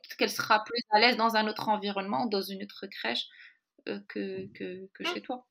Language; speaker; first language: French; native; French